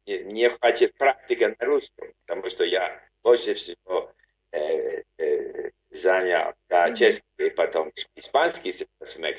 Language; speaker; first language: Russian; non-native, learner; English